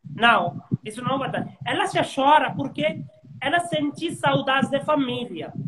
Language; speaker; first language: Portuguese; non-native, learner; Hindi